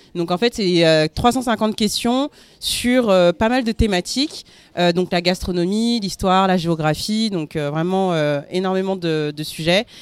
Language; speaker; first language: French; early bilingual, other home language; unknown